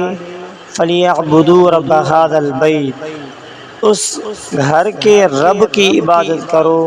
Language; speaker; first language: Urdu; native; Urdu